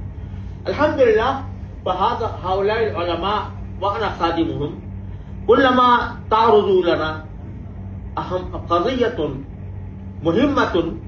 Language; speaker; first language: Arabic; non-native, fluent; Urdu